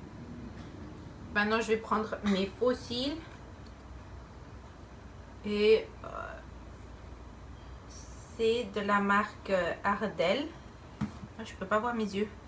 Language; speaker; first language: French; non-native, fluent; Spanish